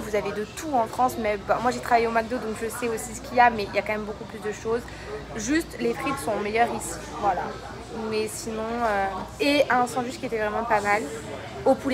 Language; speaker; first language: French; native; French